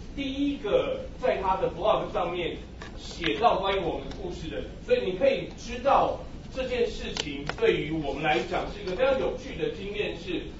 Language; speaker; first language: Chinese; native; Chinese